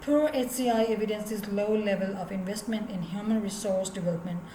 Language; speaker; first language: English; non-native, local second language; Urdu